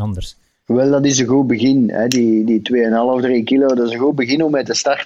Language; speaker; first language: Dutch; native; Dutch